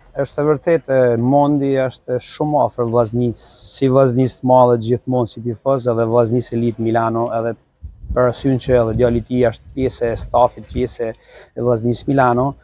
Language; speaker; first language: Albanian; native; Albanian